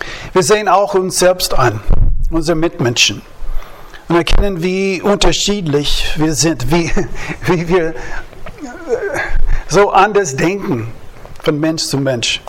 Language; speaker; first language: German; non-native, fluent; English